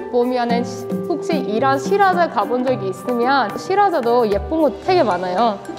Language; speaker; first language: Korean; non-native, fluent; Persian